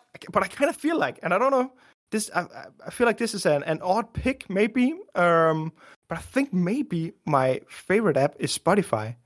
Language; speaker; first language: English; non-native, fluent; Danish